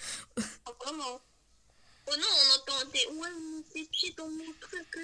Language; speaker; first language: French; native; French